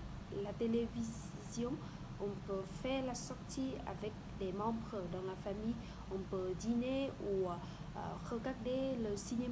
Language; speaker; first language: French; non-native, learner; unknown